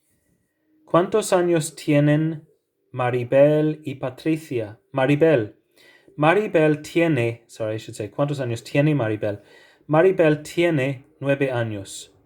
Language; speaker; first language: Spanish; non-native, fluent; English